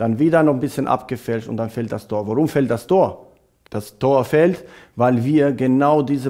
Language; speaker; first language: German; non-native, fluent; Albanian